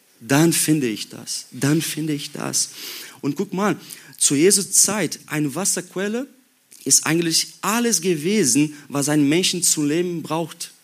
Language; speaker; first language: German; non-native, learner; Portuguese